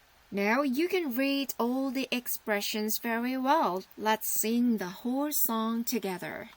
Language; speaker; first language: English; non-native, fluent; Korean